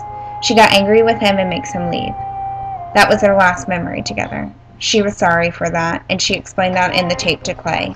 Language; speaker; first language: English; native; English